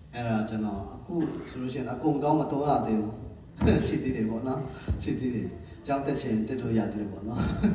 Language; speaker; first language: Burmese; non-native, local second language; Tedim Chin